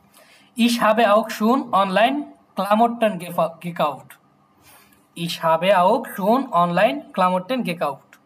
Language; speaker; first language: German; non-native, fluent; Bangla